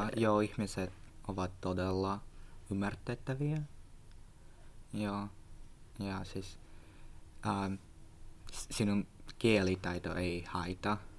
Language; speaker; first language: Finnish; non-native, learner; Russian